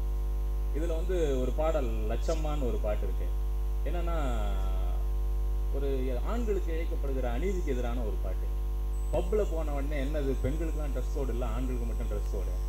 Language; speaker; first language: Tamil; native; Tamil